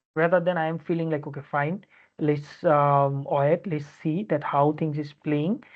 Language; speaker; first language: English; non-native, local second language; Bangla